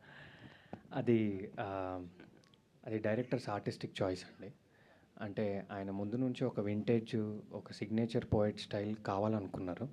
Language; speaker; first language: Telugu; native; Telugu